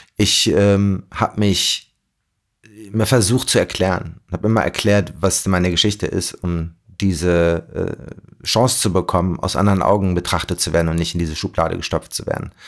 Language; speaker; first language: German; early bilingual, other home language; Arabic